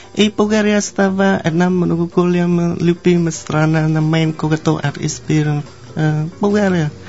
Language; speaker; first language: Bulgarian; non-native, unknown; Vietnamese